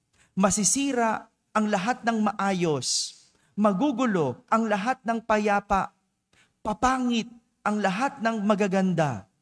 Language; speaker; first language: Filipino; native; Filipino